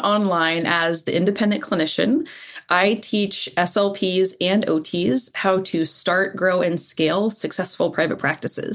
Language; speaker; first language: English; native; English